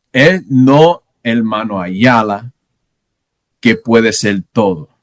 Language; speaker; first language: Spanish; non-native, learner; English